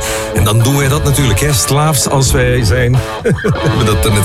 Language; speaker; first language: Dutch; native; Dutch